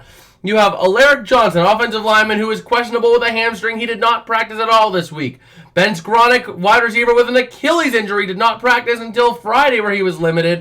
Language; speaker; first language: English; native; English